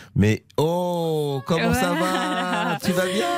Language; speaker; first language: French; native; French